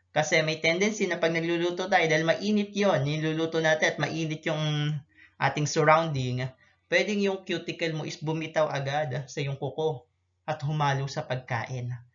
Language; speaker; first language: Filipino; native; Filipino